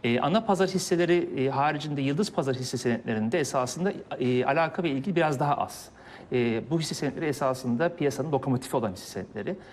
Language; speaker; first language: Turkish; native; Turkish